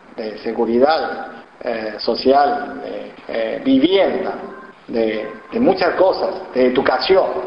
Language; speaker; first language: Spanish; non-native, fluent; Chinese